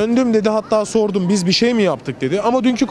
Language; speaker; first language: Turkish; native; Turkish